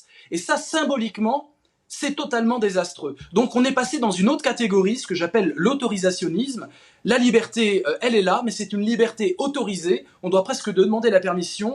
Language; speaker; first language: French; native; French